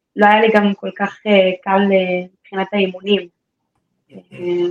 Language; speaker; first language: Hebrew; native; Hebrew